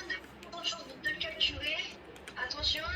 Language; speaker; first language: French; native; French